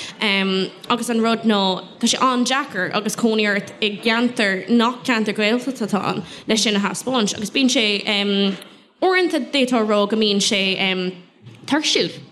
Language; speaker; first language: Irish; non-native, local second language; English